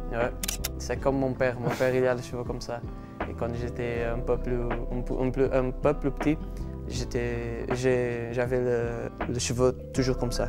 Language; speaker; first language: French; non-native, learner; Portuguese